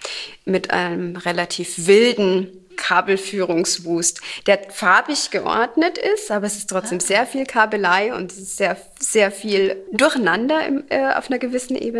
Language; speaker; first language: German; native; German